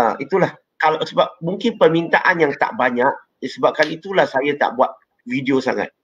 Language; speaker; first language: Malay; non-native, local second language; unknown